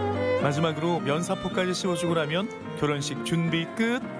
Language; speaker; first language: Korean; native; Korean